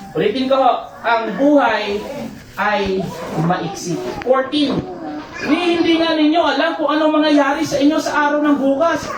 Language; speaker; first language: Filipino; non-native, local second language; Cebuano